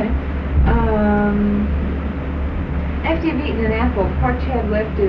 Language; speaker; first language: English; native; English